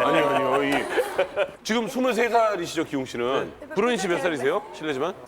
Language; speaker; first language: Korean; native; Korean